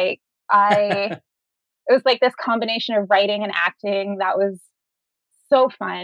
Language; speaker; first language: English; native; English